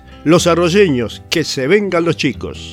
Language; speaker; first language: Spanish; native; Spanish